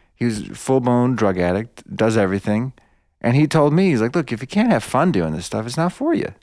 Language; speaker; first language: English; early bilingual, other home language; Bosnian